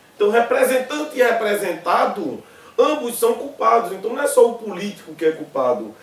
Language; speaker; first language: Portuguese; native; Portuguese